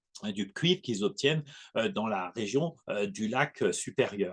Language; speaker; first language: French; native; French